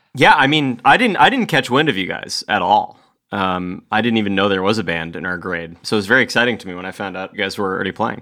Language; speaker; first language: English; native; English